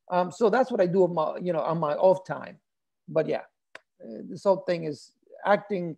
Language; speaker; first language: English; early bilingual, other home language; Spanish